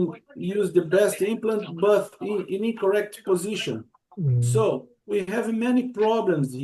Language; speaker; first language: English; non-native, learner; Portuguese